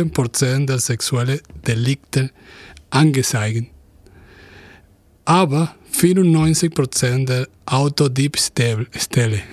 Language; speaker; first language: German; non-native, fluent; Spanish